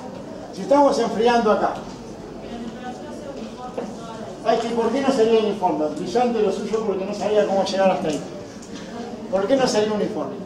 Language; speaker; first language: Spanish; native; Spanish